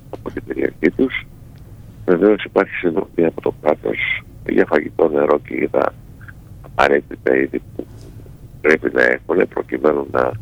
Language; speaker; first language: Greek; native; Greek